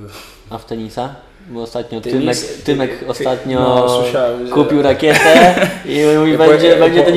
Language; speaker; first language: Polish; native; Polish